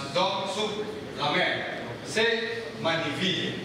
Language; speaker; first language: French; non-native, learner; Indonesian